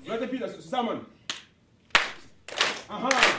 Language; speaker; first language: German; non-native, learner; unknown